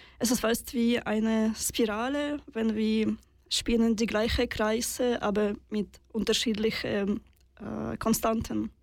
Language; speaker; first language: German; non-native, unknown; Russian